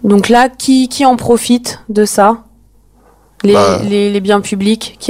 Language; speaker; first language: French; native; French